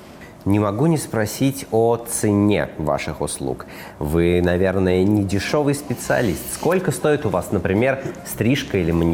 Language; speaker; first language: Russian; native; Russian